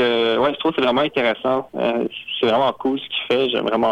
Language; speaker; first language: French; native; French